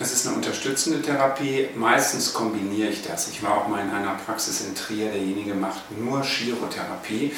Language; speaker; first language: German; native; German